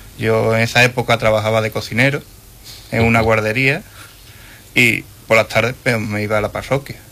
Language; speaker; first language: Spanish; native; Spanish